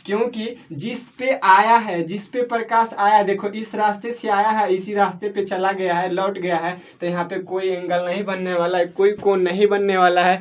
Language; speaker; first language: Hindi; native; Hindi